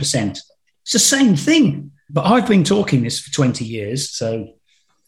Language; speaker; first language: English; native; English